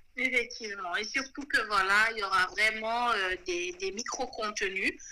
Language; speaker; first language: French; non-native, local second language; Wolof